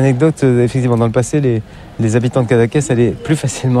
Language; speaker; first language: French; native; French